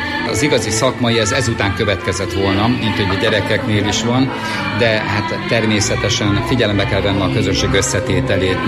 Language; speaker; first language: Hungarian; native; Hungarian